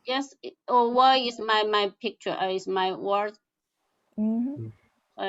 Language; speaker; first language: English; non-native, learner; Chinese